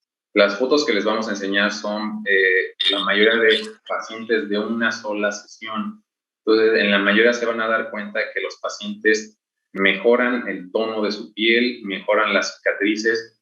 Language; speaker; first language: Spanish; native; Spanish